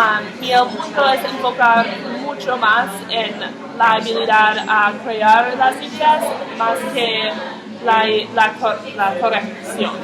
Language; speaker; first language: Spanish; non-native, learner; English